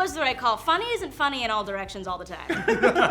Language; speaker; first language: English; native; English